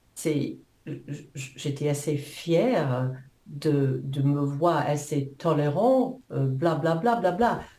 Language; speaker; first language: French; non-native, fluent; English